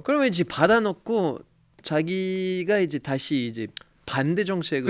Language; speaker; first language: Korean; non-native, fluent; French